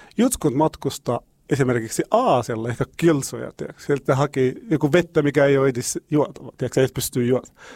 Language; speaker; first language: Finnish; non-native, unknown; Arabic